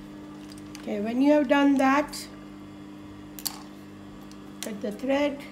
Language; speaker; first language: English; non-native, fluent; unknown